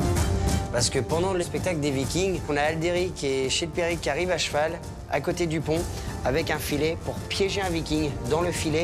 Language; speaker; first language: French; native; French